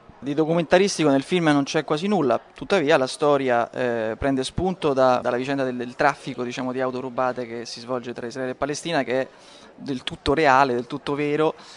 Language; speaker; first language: Italian; native; Italian